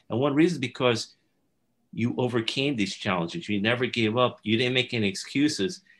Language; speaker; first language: English; native; English